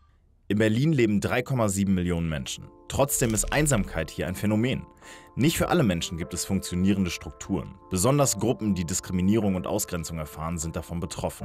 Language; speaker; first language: German; native; German